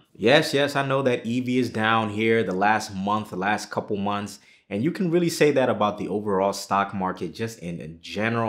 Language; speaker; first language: English; native; English